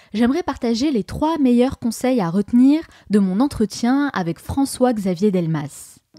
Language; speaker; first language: French; native; French